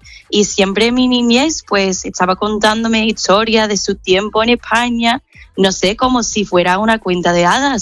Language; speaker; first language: Spanish; non-native, fluent; English